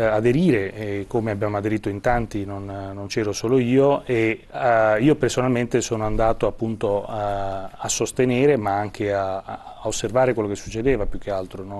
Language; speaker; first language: Italian; native; Italian